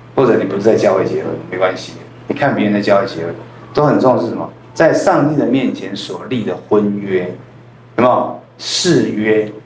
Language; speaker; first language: Chinese; non-native, local second language; Min Nan Chinese